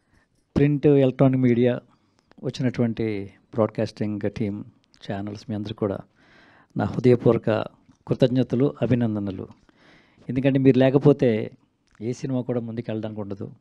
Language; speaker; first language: Telugu; native; Telugu